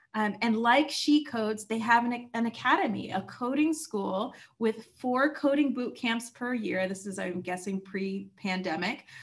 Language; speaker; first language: English; native; English